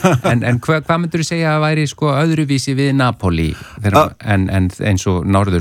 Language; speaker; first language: Icelandic; native; Icelandic